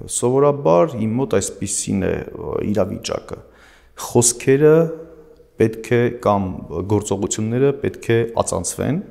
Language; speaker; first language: Armenian; native; Armenian